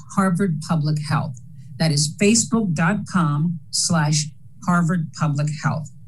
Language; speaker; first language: English; native; English